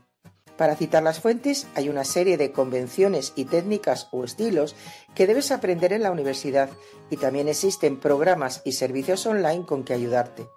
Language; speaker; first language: Spanish; native; Spanish